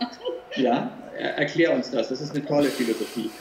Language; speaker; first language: German; native; German